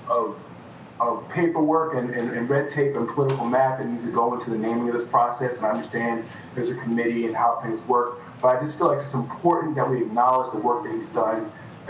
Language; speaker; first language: English; native; English